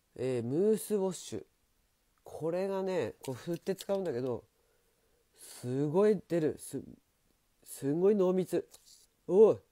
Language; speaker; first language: Japanese; native; Japanese